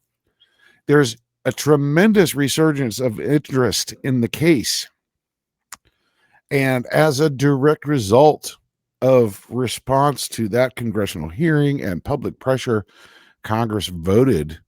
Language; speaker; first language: English; native; English